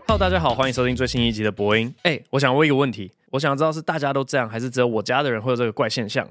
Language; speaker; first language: Chinese; native; Chinese